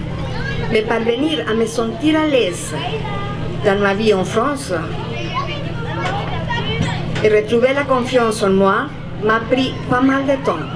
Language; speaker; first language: French; non-native, fluent; Spanish